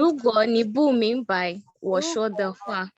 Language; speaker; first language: Chinese; non-native, learner; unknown